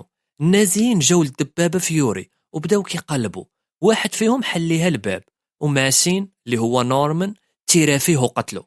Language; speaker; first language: Arabic; native; Arabic